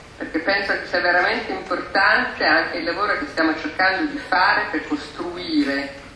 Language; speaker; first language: Italian; native; Italian